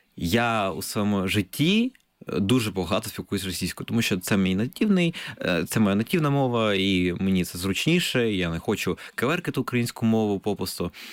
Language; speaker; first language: Ukrainian; non-native, local second language; Russian